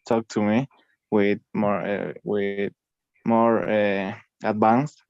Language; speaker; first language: English; non-native, learner; Spanish